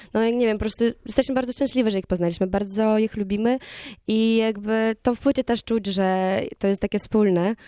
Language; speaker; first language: Polish; non-native, learner; Ukrainian